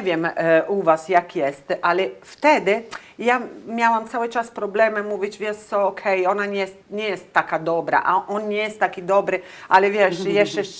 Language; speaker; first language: Polish; non-native, learner; Italian